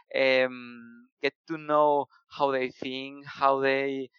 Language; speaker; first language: English; non-native, fluent; Spanish